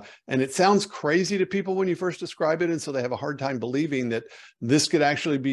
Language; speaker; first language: English; native; English